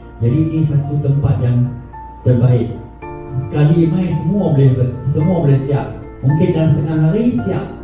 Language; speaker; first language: Malay; non-native, local second language; Thai